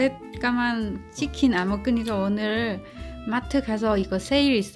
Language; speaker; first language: Korean; non-native, learner; Vietnamese